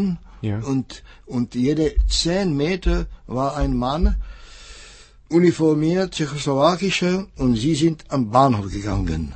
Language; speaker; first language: German; non-native, fluent; Czech